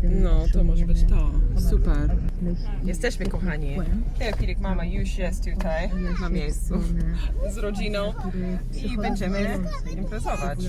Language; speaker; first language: Polish; non-native, learner; English